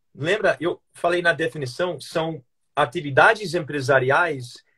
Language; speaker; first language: Portuguese; non-native, fluent; English